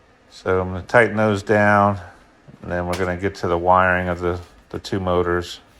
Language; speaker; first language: English; native; English